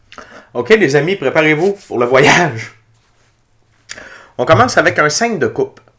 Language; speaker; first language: French; native; French